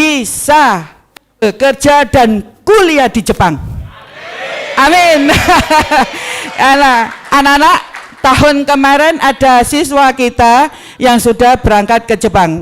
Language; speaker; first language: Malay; non-native, local second language; Javanese